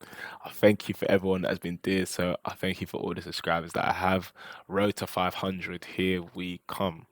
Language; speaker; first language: English; native; English